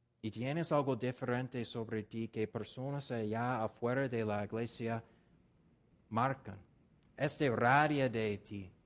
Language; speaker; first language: Spanish; non-native, learner; English